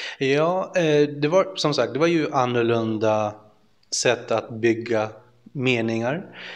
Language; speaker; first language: Swedish; early bilingual, other home language; Filipino